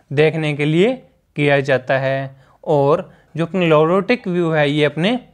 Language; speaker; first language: Hindi; native; Hindi